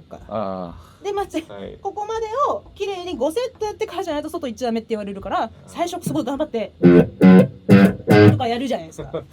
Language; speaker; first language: Japanese; native; Japanese